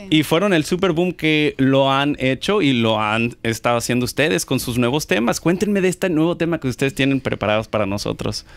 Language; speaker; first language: Spanish; early bilingual, heritage; Spanish